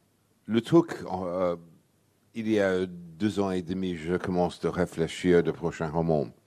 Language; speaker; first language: French; non-native, fluent; English